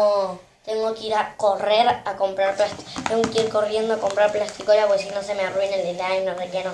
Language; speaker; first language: Spanish; native; Spanish